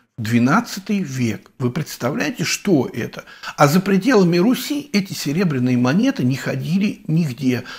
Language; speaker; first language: Russian; native; Russian